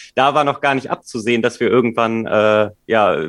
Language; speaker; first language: German; native; German